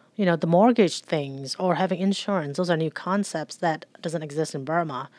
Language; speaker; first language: English; early bilingual, other home language; Burmese